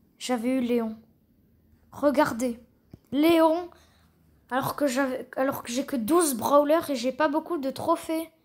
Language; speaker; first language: French; native; French